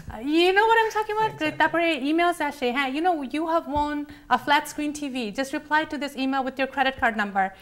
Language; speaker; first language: English; early bilingual, other home language; Bangla